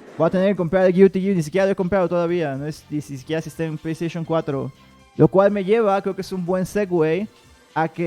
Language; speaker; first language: Spanish; native; Spanish